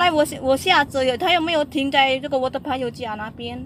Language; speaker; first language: Chinese; non-native, learner; Indonesian